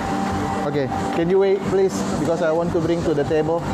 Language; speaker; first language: English; non-native, learner; Indonesian